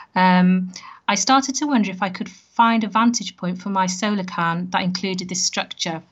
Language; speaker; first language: English; native; English